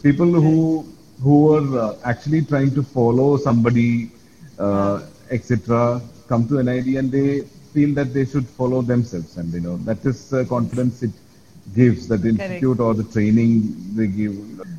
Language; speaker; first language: English; non-native, local second language; Malayalam